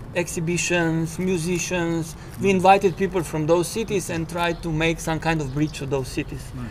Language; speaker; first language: English; non-native, fluent; Slovenian